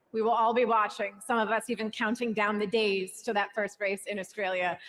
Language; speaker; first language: English; native; English